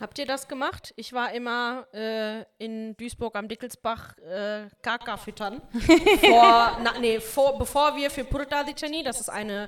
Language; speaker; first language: German; native; German